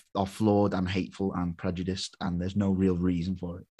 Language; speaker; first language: English; native; English